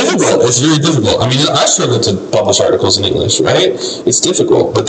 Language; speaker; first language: English; non-native, fluent; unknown